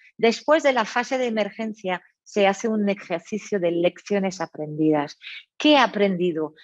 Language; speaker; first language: Spanish; non-native, fluent; French